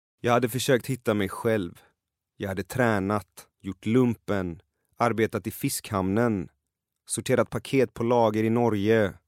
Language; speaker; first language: Swedish; early bilingual, other home language; Persian